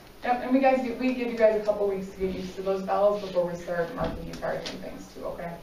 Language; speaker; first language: English; native; English